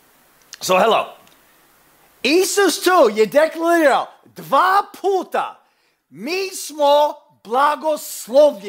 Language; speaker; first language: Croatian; early bilingual, heritage; Croatian